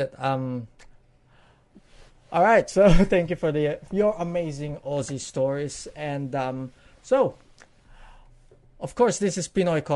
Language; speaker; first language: English; non-native, local second language; Pampanga